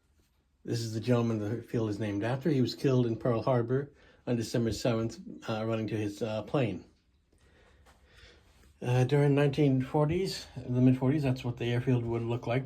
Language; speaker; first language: English; native; English